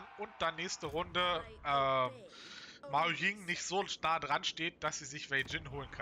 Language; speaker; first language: German; native; German